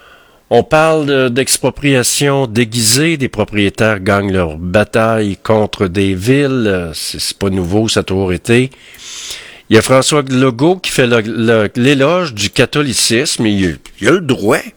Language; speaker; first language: French; native; French